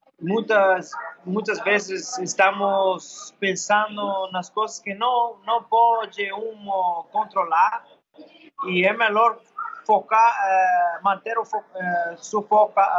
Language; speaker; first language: Portuguese; non-native, learner; English